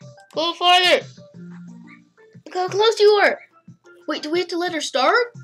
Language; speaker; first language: English; native; English